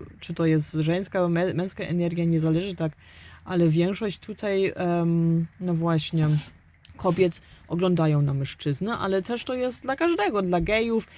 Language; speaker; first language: Polish; early bilingual, heritage; German